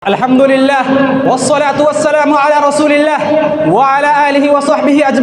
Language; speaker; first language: Arabic; non-native, learner; Bangla